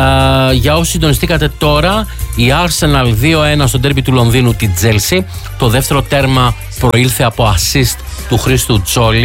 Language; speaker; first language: Greek; native; Greek